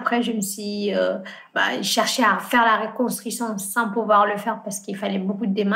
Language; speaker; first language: French; non-native, fluent; Fula